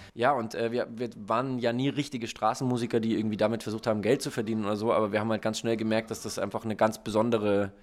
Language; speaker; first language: German; native; German